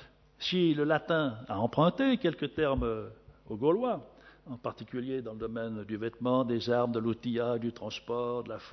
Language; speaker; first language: French; native; French